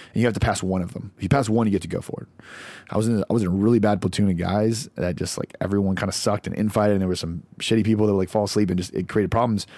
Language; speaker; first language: English; native; English